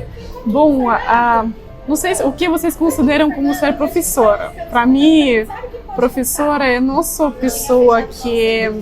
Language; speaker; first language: Portuguese; non-native, fluent; Russian